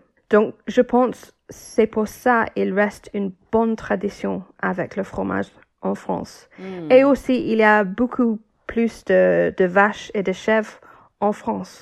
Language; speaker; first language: French; non-native, fluent; English